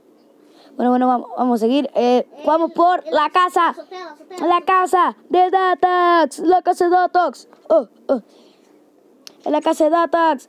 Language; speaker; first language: Spanish; native; Spanish